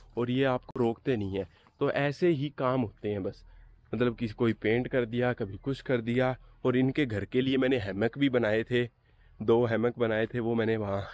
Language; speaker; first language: Hindi; native; Hindi